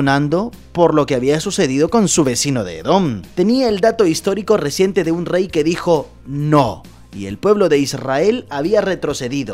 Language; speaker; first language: Spanish; native; Spanish